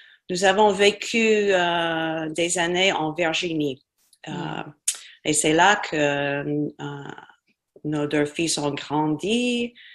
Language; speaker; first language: French; non-native, fluent; English